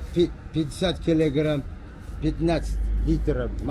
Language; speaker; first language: Russian; non-native, learner; Uzbek